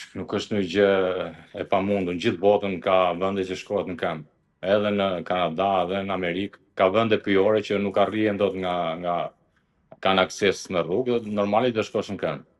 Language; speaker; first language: Albanian; native; Albanian